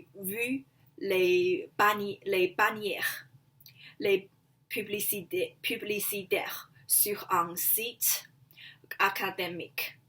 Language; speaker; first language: French; non-native, learner; Chinese